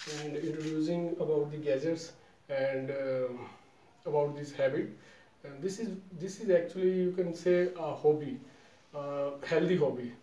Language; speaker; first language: English; non-native, local second language; Urdu